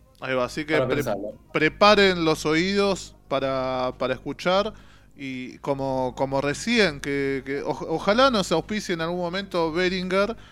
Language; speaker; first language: Spanish; native; Spanish